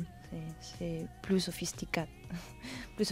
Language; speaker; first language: French; non-native, learner; Spanish